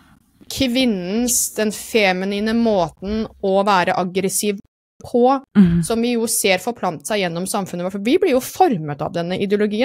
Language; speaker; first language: Norwegian; native; Norwegian